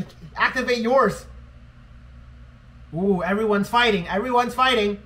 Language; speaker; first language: English; non-native, fluent; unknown